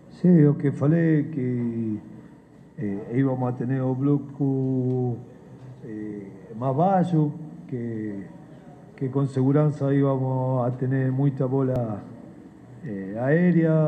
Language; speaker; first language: Portuguese; non-native, learner; Spanish